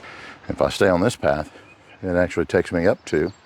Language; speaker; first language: English; native; English